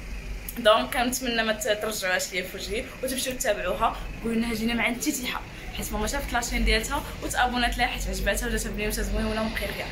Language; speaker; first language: Arabic; native; Arabic